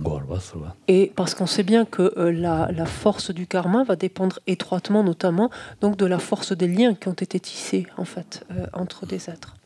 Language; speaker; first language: French; native; French